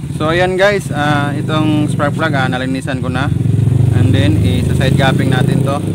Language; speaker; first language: Filipino; non-native, local second language; Cebuano